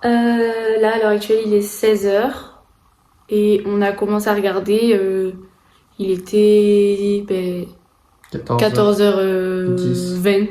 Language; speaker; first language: French; native; French